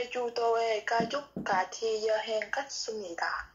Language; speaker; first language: Korean; non-native, learner; Vietnamese